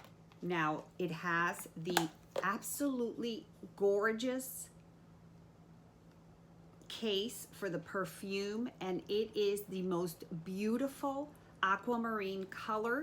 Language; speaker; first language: English; native; English